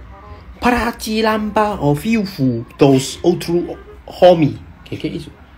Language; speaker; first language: Portuguese; non-native, learner; Chinese